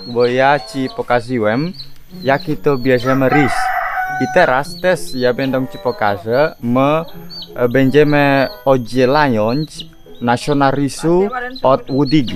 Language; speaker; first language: Polish; non-native, learner; Balinese